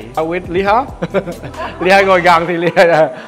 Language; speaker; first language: Vietnamese; early bilingual, heritage; Vietnamese